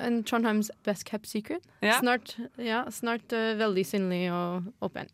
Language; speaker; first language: Norwegian; non-native, fluent; English